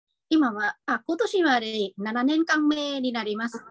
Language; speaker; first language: Japanese; non-native, fluent; Vietnamese